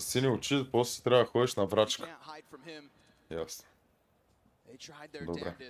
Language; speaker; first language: Bulgarian; native; Bulgarian